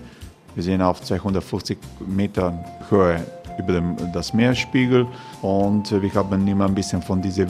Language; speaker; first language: German; non-native, learner; Croatian